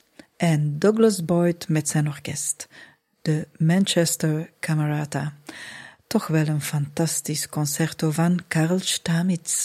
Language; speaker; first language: Dutch; native; Dutch